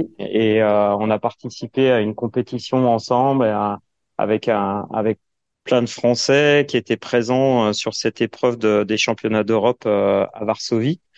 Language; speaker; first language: French; native; French